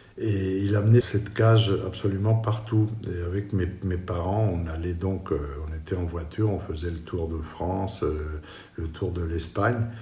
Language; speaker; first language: French; non-native, fluent; Spanish